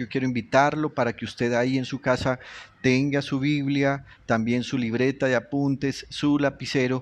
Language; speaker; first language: Spanish; native; Spanish